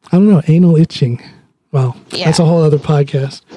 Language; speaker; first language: English; native; English